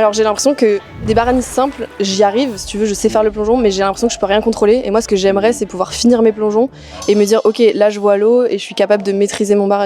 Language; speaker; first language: French; native; French